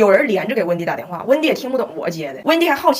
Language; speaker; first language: Chinese; native; Chinese